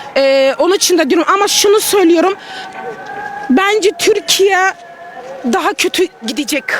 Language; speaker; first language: Turkish; non-native, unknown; Russian